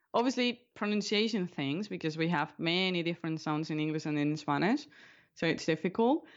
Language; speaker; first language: English; non-native, fluent; Spanish